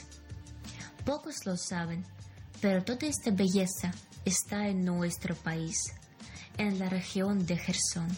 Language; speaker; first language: Spanish; non-native, fluent; Ukrainian